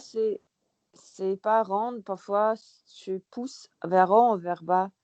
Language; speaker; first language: French; non-native, learner; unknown